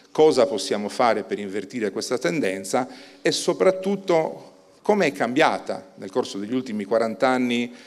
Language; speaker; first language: Italian; native; Italian